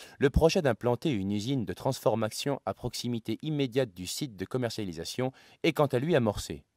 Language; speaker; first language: French; native; French